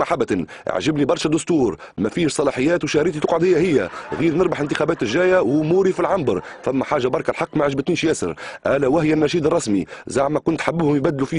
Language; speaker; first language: Arabic; native; Arabic